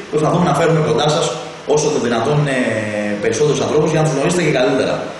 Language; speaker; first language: Greek; native; Greek